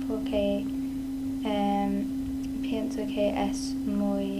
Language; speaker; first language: Spanish; non-native, learner; English